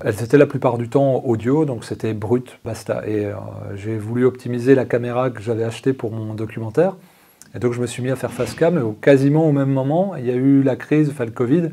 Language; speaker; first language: French; native; French